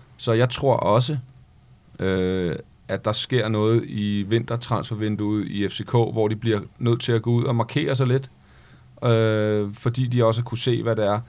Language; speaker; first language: Danish; native; Danish